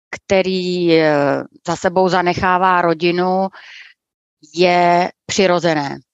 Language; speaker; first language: Czech; native; Czech